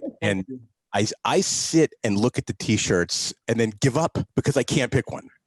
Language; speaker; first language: English; native; English